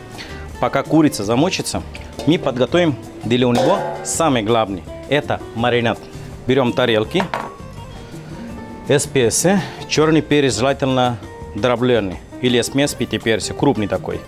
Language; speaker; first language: Russian; non-native, learner; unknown